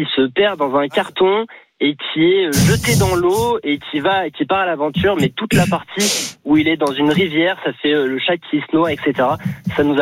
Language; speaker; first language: French; native; French